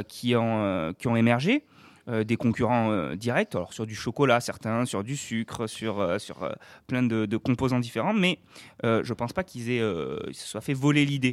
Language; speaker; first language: French; native; French